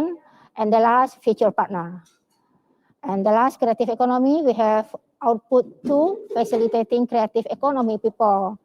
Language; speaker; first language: English; non-native, learner; Indonesian